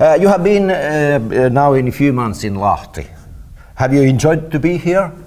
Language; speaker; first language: English; non-native, learner; Finnish